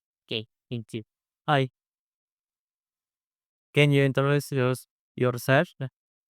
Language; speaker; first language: English; non-native, learner; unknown